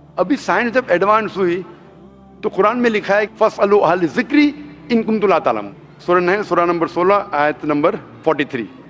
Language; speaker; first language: Hindi; non-native, local second language; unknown